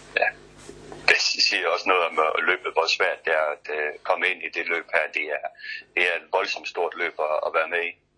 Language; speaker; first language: Danish; native; Danish